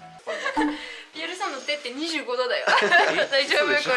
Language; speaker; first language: Japanese; non-native, fluent; French